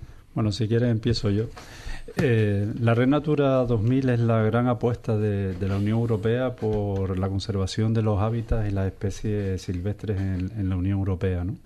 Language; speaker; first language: Spanish; native; Spanish